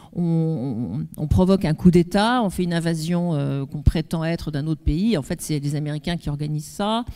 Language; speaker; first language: French; native; French